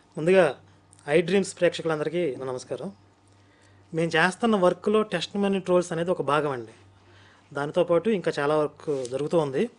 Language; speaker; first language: Telugu; native; Telugu